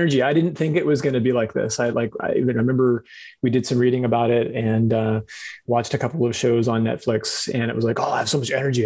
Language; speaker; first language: English; native; English